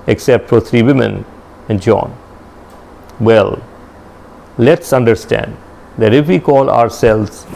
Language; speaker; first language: English; non-native, local second language; Hindi